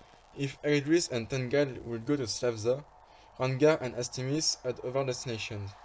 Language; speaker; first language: English; non-native, fluent; French